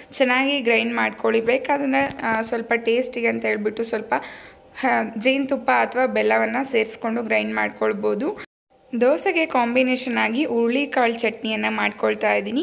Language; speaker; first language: Kannada; native; Kannada